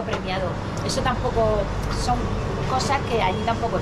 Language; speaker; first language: Spanish; native; Spanish